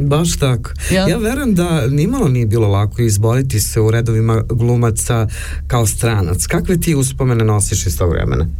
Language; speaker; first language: Serbian; native; Serbian